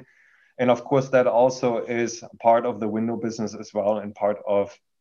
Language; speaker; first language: English; non-native, fluent; German